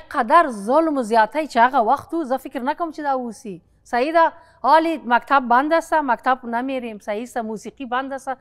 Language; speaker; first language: Persian; non-native, local second language; Pashto